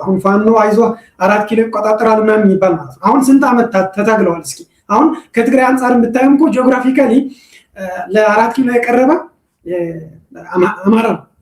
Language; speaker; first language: Amharic; non-native, local second language; Tigrinya